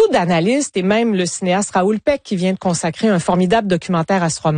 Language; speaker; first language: French; native; French